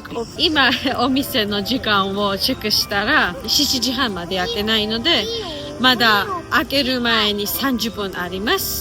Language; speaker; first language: Japanese; non-native, fluent; Georgian